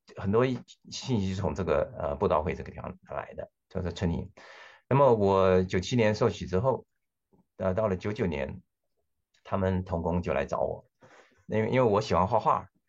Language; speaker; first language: Chinese; non-native, local second language; Cantonese